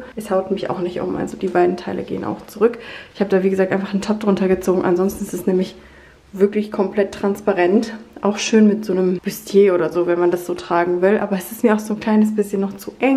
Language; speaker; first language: German; native; German